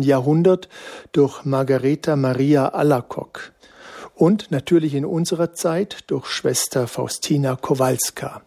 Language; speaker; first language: German; native; German